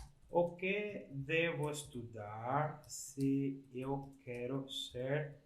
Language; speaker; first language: Portuguese; non-native, fluent; Spanish